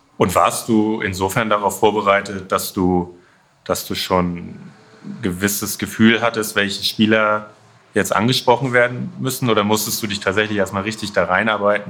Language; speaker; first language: German; native; German